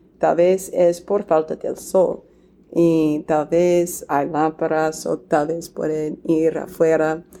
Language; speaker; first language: Spanish; non-native, fluent; English